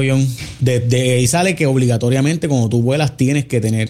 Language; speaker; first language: Spanish; native; Spanish